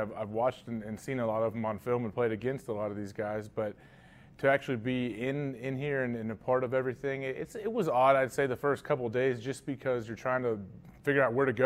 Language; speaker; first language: English; native; English